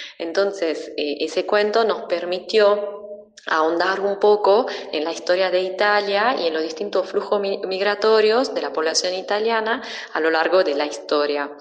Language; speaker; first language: Spanish; non-native, fluent; Italian